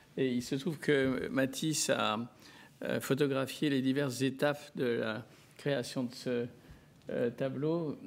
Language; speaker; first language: French; native; French